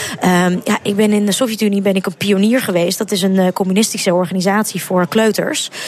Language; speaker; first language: Dutch; early bilingual, other home language; Russian